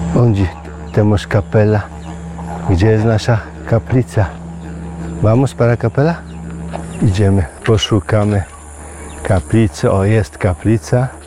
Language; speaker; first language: Polish; native; Polish